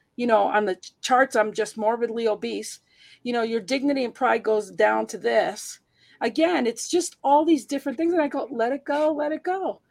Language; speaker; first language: English; early bilingual, heritage; Spanish